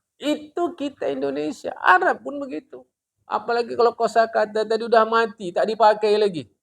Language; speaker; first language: Malay; non-native, local second language; Indonesian